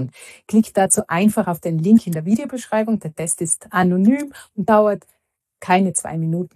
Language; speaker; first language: German; native; German